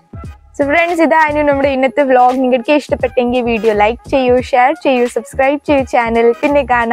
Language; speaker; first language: Malayalam; non-native, learner; Hindi